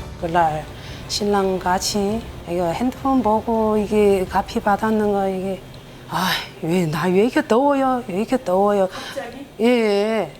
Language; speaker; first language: Korean; non-native, learner; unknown